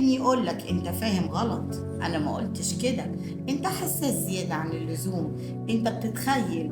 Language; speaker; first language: Arabic; native; Arabic